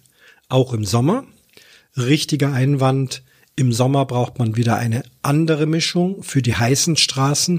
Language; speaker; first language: German; native; German